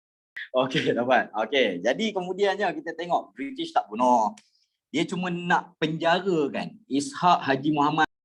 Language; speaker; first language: Malay; native; Malay